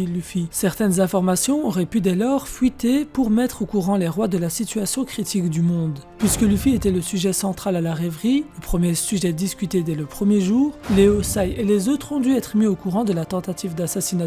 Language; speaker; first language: French; native; French